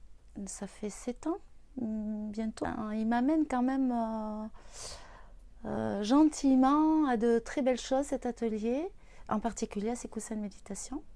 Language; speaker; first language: French; native; French